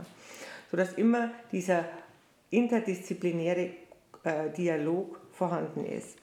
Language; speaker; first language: German; native; German